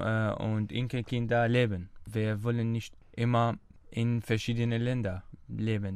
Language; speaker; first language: German; non-native, learner; Arabic